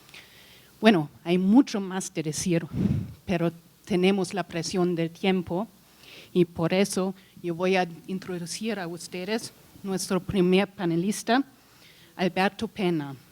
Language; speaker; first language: Spanish; non-native, learner; German